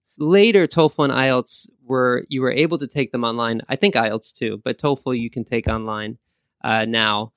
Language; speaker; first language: English; native; English